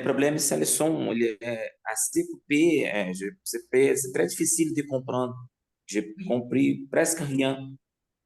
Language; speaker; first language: French; non-native, fluent; Portuguese